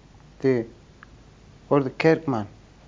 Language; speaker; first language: Dutch; non-native, learner; Turkish